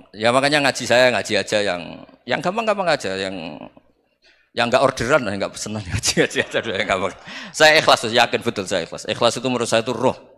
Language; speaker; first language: Indonesian; non-native, local second language; Javanese